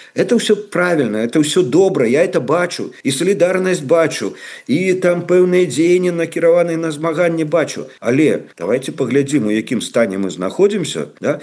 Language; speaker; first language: Belarusian; non-native, local second language; Russian